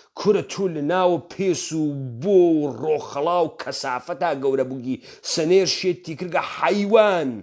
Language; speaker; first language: Central Kurdish; native; Central Kurdish